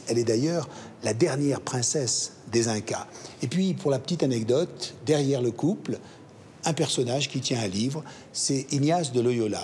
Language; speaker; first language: French; native; French